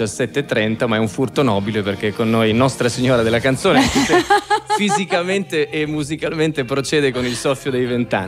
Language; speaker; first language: Italian; native; Italian